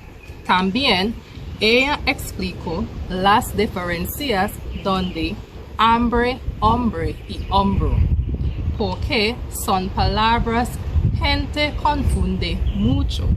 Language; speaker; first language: Spanish; non-native, fluent; English